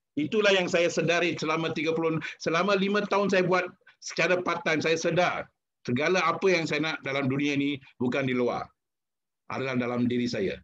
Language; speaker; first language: Malay; non-native, local second language; Tamil